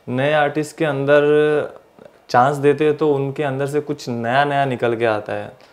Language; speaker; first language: Hindi; native; Hindi